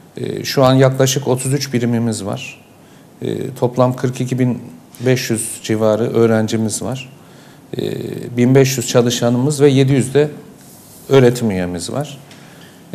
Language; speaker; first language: Turkish; native; Turkish